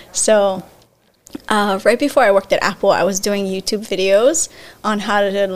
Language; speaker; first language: English; native; English